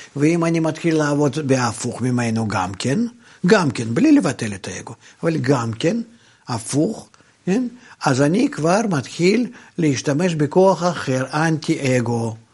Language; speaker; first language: Hebrew; non-native, fluent; Russian